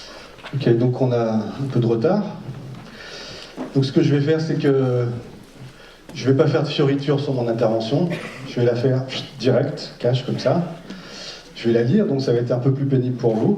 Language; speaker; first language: French; native; French